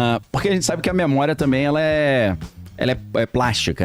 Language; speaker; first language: Portuguese; native; Portuguese